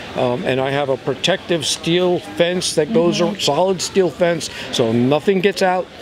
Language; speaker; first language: English; native; English